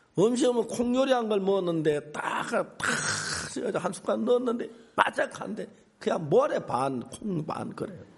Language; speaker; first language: Korean; native; Korean